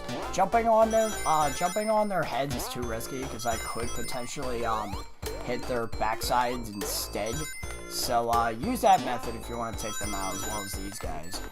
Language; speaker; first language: English; native; English